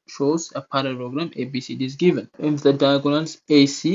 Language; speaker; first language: English; non-native, local second language; Amharic